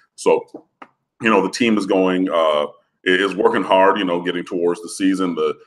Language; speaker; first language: English; native; English